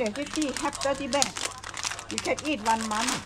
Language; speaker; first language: English; non-native, learner; Thai